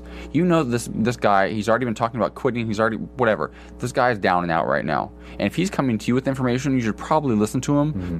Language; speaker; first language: English; native; English